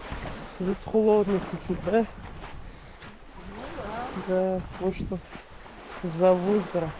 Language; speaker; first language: Russian; non-native, learner; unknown